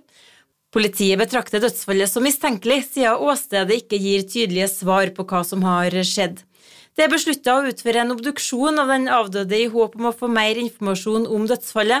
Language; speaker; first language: Norwegian; native; Norwegian